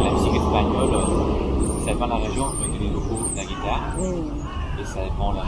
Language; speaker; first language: French; non-native, fluent; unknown